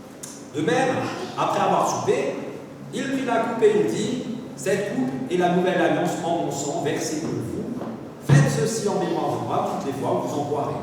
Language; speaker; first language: French; native; French